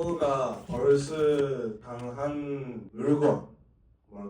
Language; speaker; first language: Korean; non-native, learner; Japanese